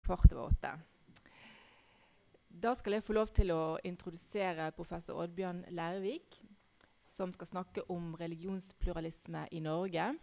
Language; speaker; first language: Norwegian; native; Norwegian